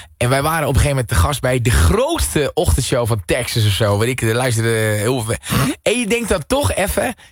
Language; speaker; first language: Dutch; native; Dutch